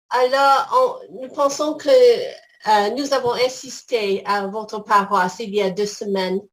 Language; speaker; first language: French; non-native, fluent; English